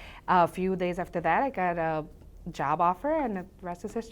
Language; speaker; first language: English; early bilingual, other home language; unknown